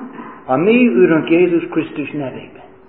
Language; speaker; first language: Hungarian; non-native, fluent; English